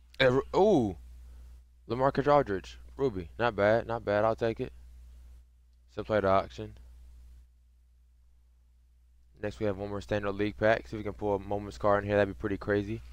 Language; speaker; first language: English; native; English